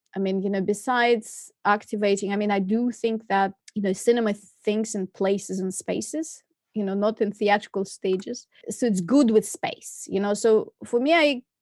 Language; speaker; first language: English; non-native, fluent; Russian